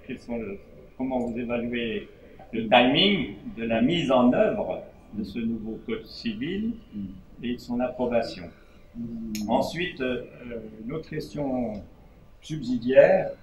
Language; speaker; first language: French; non-native, local second language; Arabic